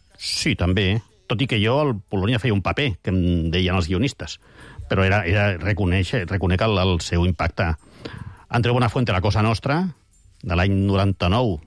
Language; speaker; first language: Catalan; non-native, local second language; Spanish